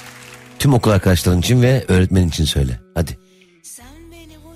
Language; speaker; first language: Turkish; native; Turkish